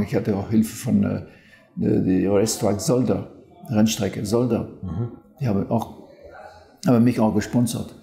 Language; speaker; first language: German; non-native, fluent; French